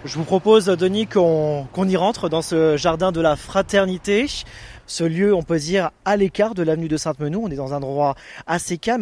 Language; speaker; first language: French; native; French